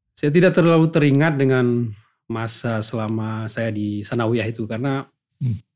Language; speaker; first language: Indonesian; non-native, local second language; Achinese